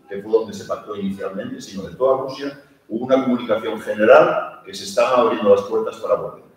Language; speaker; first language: Spanish; early bilingual, heritage; Spanish